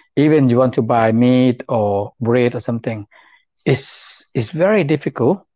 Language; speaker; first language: English; non-native, learner; Lao